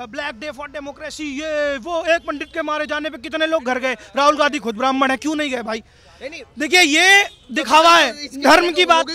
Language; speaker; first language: Hindi; native; Hindi